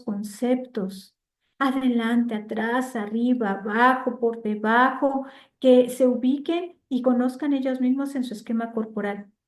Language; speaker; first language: Spanish; native; Spanish